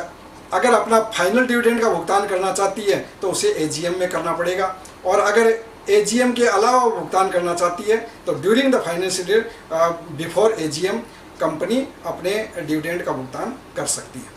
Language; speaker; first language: Hindi; native; Hindi